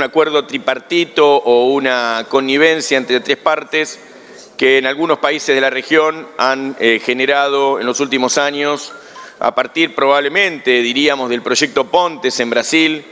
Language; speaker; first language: Spanish; native; Spanish